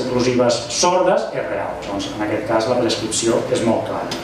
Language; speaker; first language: Catalan; native; Catalan